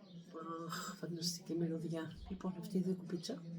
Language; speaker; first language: Greek; native; Greek